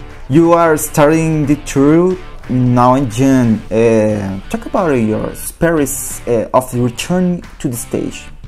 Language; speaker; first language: English; non-native, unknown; Portuguese